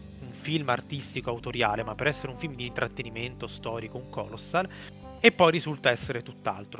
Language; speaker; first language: Italian; native; Italian